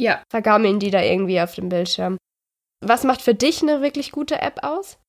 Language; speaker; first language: German; native; German